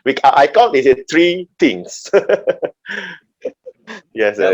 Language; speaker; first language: English; non-native, learner; Indonesian